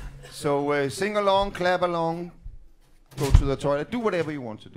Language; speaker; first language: English; non-native, fluent; Danish